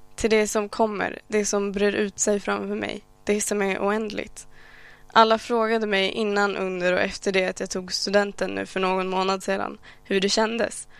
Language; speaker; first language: Swedish; early bilingual, other home language; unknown